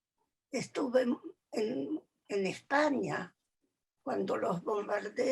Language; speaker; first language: Spanish; early bilingual, other home language; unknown